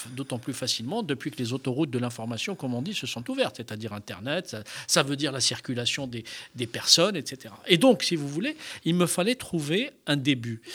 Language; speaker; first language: French; non-native, local second language; Arabic